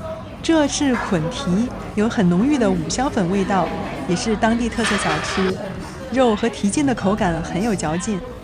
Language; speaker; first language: Chinese; native; Chinese